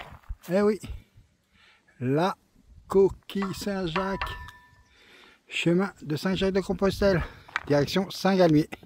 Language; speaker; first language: French; native; French